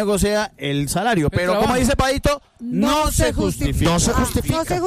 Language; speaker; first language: Spanish; native; Spanish